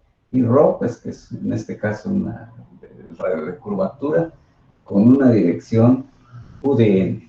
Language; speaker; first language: Spanish; native; Spanish